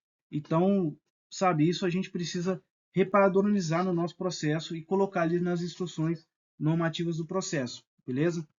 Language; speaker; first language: Portuguese; native; Portuguese